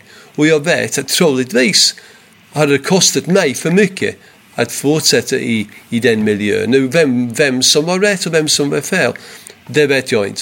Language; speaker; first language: Swedish; non-native, fluent; English